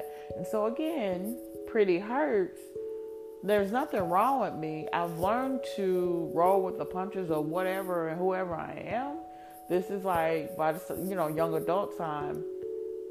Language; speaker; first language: English; native; English